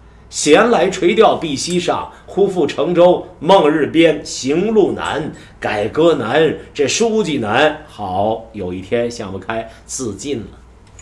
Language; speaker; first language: Chinese; native; Chinese